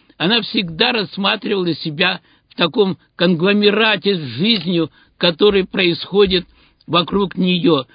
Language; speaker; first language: Russian; native; Russian